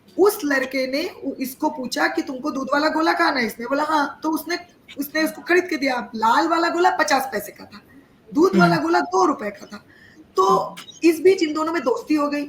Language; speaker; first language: Hindi; non-native, local second language; Bangla